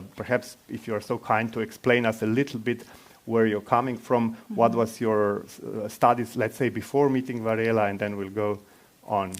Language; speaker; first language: English; non-native, fluent; Slovenian